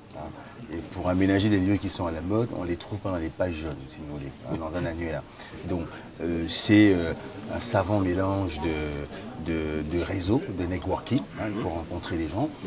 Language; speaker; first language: French; early bilingual, other home language; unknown